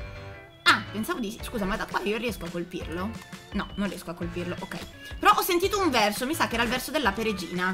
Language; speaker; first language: Italian; native; Italian